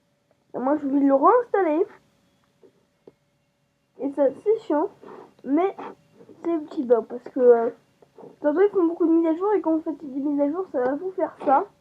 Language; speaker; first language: French; native; French